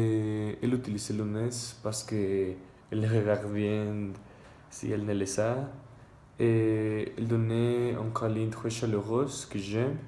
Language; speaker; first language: French; non-native, learner; Spanish